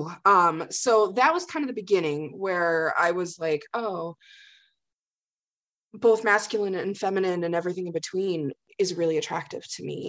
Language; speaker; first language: English; native; English